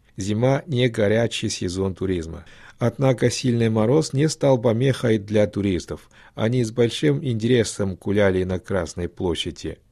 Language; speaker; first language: Russian; non-native, fluent; Chinese